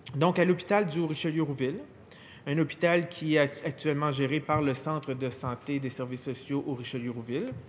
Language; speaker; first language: French; native; French